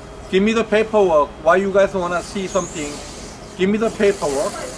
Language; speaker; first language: English; non-native, learner; Spanish